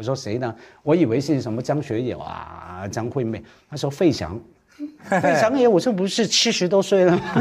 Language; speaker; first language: Chinese; non-native, local second language; Cantonese